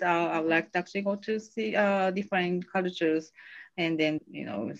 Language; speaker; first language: English; non-native, fluent; Japanese